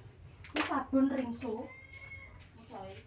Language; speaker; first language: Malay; non-native, local second language; Javanese